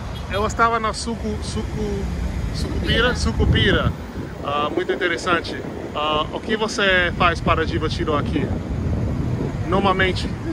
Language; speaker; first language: Portuguese; non-native, learner; English